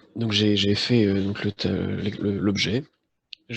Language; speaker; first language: French; native; French